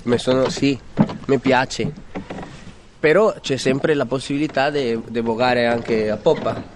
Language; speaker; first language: Italian; non-native, fluent; Spanish